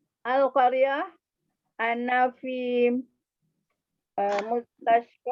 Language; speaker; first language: Arabic; non-native, learner; Malay